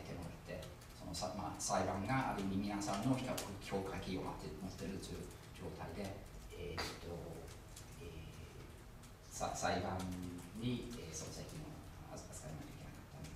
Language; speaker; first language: Japanese; non-native, fluent; English